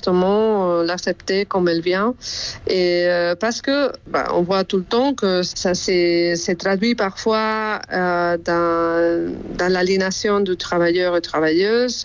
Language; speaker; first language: French; non-native, fluent; Spanish